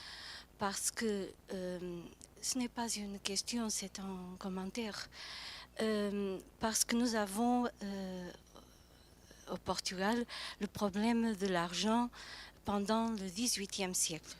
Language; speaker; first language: French; non-native, fluent; Portuguese